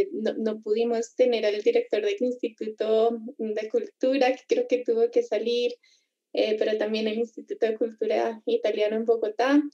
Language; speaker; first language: Spanish; native; Spanish